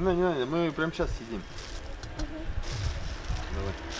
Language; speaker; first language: Russian; native; Russian